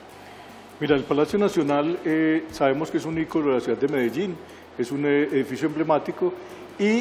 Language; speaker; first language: Spanish; native; Spanish